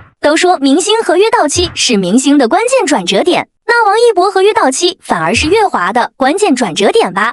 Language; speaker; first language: Chinese; native; Chinese